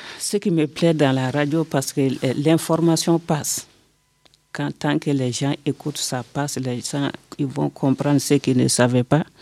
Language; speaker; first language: French; non-native, local second language; Bambara